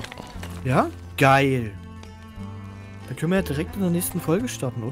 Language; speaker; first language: German; native; German